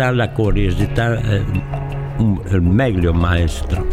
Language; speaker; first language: Italian; non-native, learner; Catalan